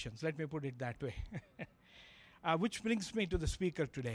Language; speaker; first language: English; non-native, local second language; Kannada